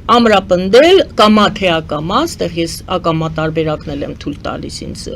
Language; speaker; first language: Armenian; native; Armenian